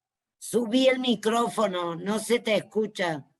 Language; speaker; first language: Spanish; native; Spanish